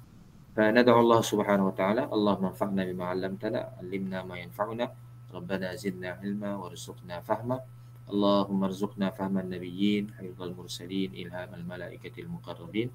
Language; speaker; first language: Arabic; non-native, fluent; Malay